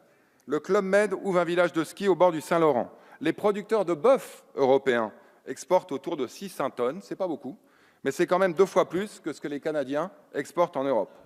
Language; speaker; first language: French; native; French